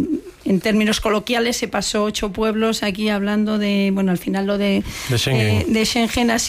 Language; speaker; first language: Spanish; native; Spanish